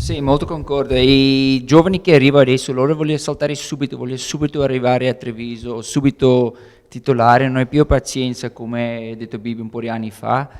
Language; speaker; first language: Italian; non-native, learner; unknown